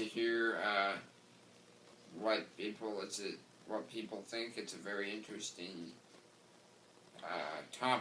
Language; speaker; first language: English; native; English